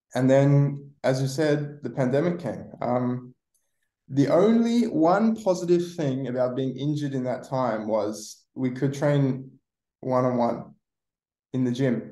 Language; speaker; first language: English; native; English